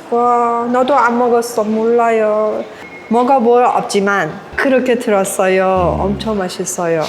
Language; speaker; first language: Korean; non-native, learner; Persian